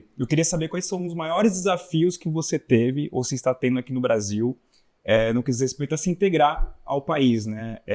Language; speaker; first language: Portuguese; native; Portuguese